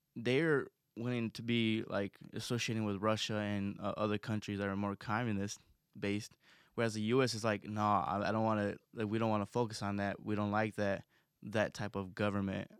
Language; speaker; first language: English; native; English